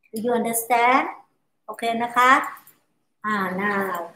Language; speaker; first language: English; non-native, learner; Thai